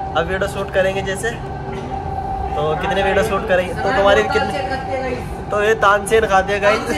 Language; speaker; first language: Hindi; native; Hindi